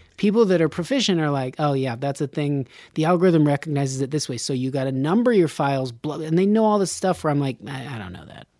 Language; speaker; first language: English; native; English